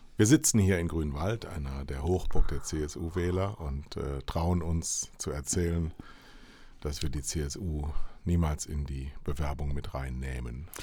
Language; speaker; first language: German; native; German